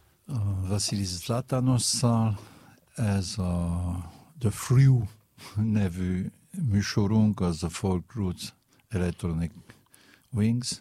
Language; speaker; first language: Hungarian; non-native, fluent; French